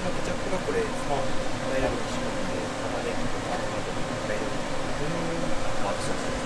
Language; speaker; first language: Japanese; native; Japanese